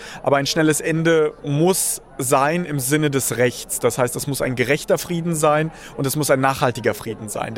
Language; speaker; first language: German; early bilingual, other home language; Russian